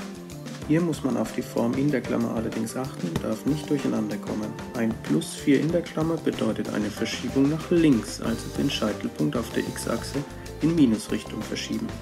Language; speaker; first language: German; native; German